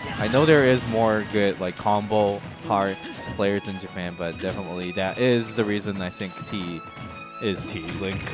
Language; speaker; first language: English; non-native, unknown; Japanese